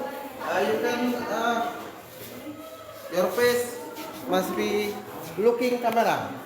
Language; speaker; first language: English; non-native, learner; Indonesian